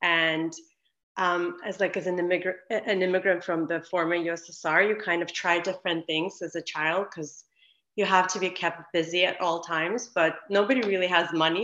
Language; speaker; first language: English; non-native, fluent; Ukrainian